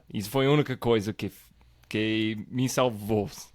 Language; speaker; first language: Portuguese; non-native, fluent; English